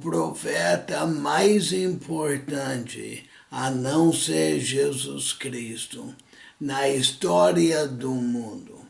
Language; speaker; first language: Portuguese; non-native, fluent; English